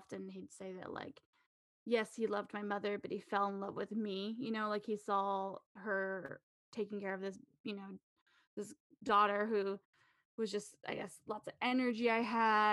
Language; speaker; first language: English; native; English